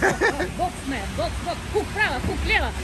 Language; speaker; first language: Turkish; non-native, learner; Russian